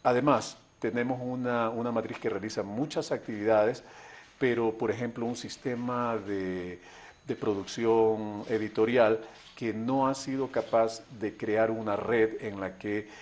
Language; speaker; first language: Spanish; native; Spanish